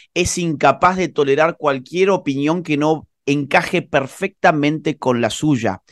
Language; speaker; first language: Spanish; native; Spanish